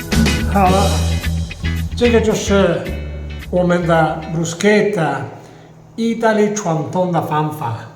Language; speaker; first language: Chinese; non-native, fluent; Italian